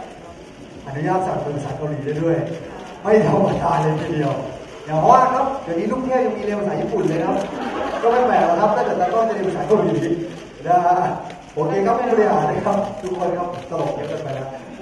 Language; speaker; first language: Thai; native; Thai